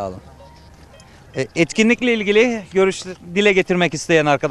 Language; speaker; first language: Turkish; native; Turkish